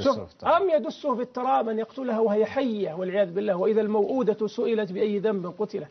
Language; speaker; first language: Arabic; native; Arabic